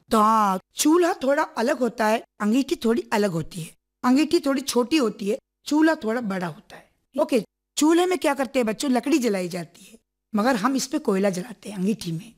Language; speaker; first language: Hindi; non-native, local second language; Malayalam